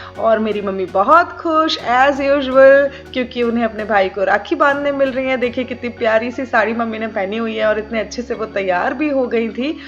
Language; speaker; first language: Hindi; native; Hindi